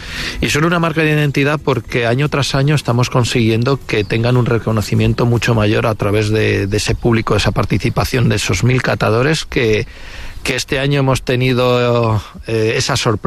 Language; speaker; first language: Spanish; native; Spanish